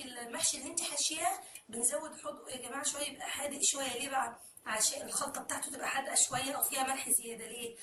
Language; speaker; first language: Arabic; native; Arabic